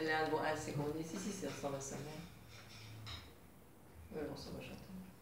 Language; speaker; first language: French; native; French